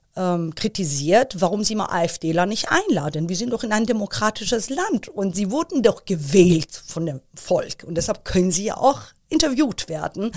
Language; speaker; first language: German; early bilingual, other home language; Persian